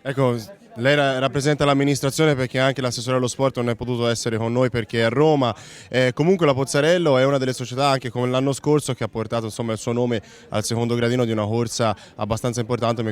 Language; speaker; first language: Italian; native; Italian